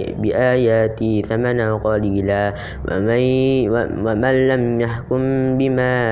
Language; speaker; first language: Arabic; non-native, learner; Indonesian